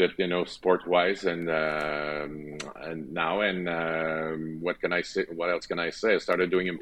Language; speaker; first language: English; non-native, fluent; French